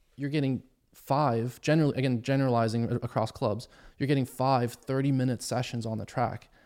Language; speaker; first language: English; early bilingual, other home language; German